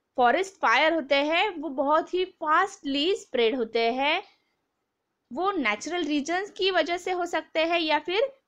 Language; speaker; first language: Hindi; non-native, local second language; Marathi